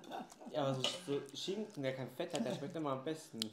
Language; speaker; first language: German; native; German